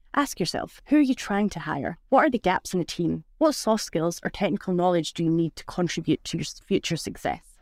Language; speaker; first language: English; native; English